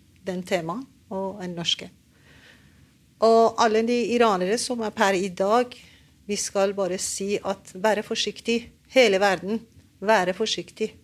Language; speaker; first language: Norwegian; non-native, learner; Persian